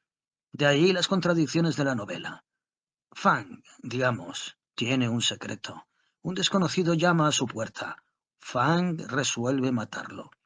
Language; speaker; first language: Spanish; native; Spanish